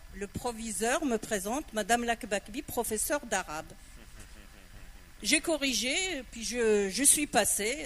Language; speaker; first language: French; non-native, local second language; Arabic